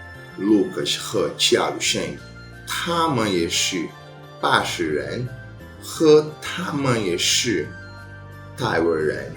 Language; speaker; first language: Chinese; non-native, learner; Portuguese